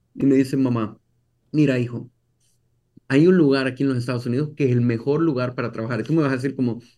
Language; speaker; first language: Spanish; native; Spanish